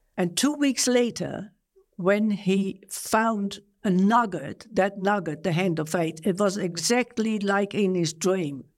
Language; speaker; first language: English; non-native, fluent; Dutch